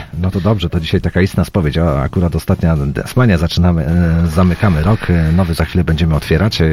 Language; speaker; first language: Polish; native; Polish